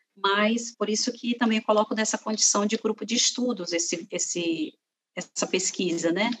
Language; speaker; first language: Portuguese; native; Portuguese